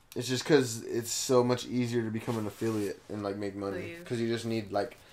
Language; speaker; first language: English; native; English